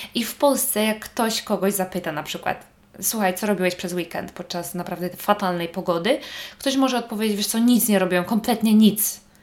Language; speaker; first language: Polish; native; Polish